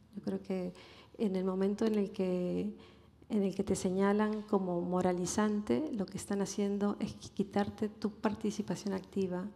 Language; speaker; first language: Spanish; native; Spanish